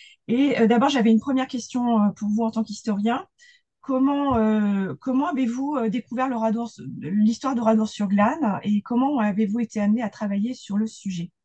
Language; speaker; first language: French; native; French